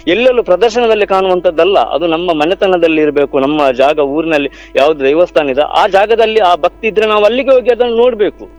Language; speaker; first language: Kannada; non-native, local second language; Tulu